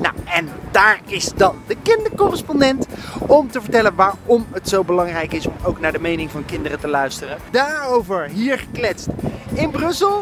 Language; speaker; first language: Dutch; native; Dutch